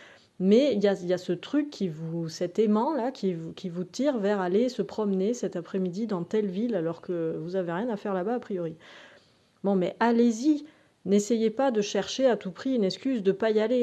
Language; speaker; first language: French; native; French